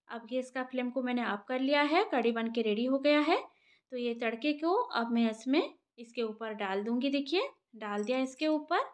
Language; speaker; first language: Hindi; non-native, local second language; Bangla